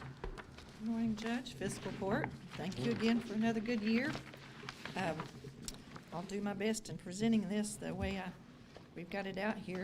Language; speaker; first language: English; native; English